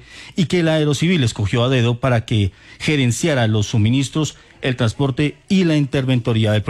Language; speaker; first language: Spanish; native; Spanish